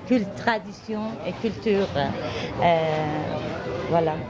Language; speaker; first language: French; non-native, fluent; Persian